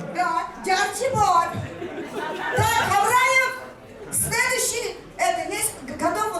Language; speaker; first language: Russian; non-native, local second language; Uzbek